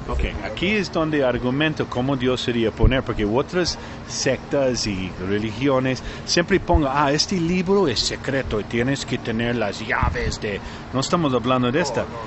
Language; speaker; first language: Spanish; non-native, learner; English